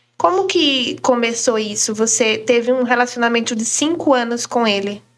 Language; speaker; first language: Portuguese; native; Portuguese